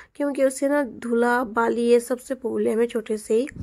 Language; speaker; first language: Hindi; non-native, local second language; Bangla